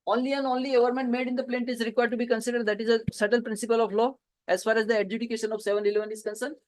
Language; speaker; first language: English; non-native, local second language; Gujarati